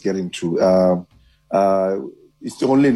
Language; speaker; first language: English; non-native, local second language; Xhosa